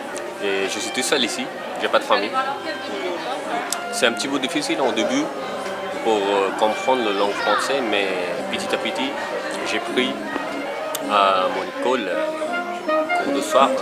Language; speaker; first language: French; non-native, learner; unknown